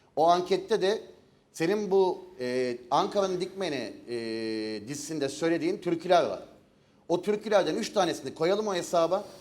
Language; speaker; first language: Turkish; native; Turkish